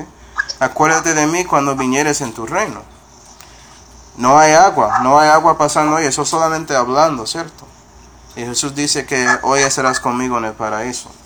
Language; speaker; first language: Spanish; non-native, fluent; English